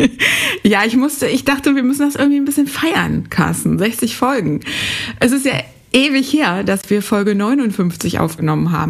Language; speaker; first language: German; native; German